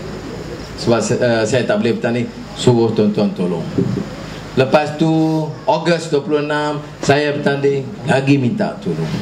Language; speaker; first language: Malay; native; Malay